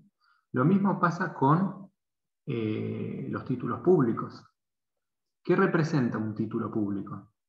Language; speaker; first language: Spanish; native; Spanish